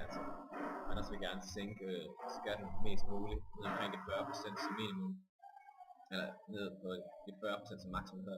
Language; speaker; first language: Danish; native; Danish